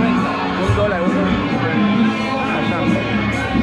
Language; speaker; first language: Spanish; non-native, learner; Greek